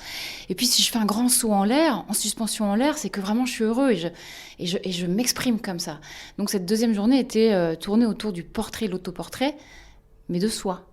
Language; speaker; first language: French; native; French